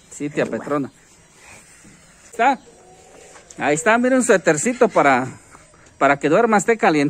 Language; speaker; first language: Spanish; native; Spanish